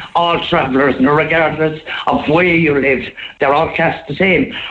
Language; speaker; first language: English; native; English